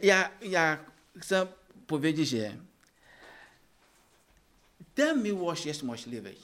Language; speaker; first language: Polish; non-native, learner; Ukrainian